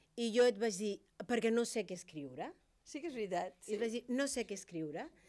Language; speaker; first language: Catalan; non-native, fluent; Spanish